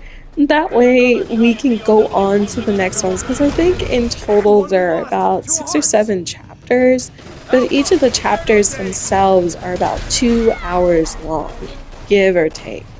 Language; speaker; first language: English; native; English